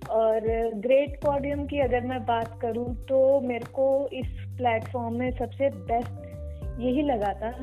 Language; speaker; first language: Hindi; native; Hindi